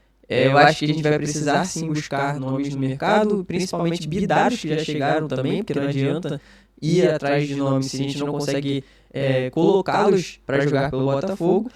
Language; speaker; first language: Portuguese; native; Portuguese